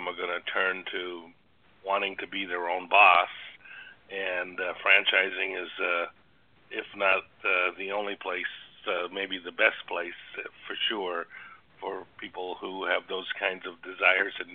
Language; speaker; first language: English; native; English